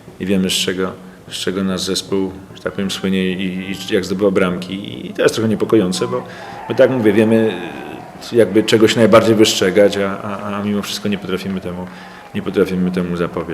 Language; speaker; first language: Polish; native; Polish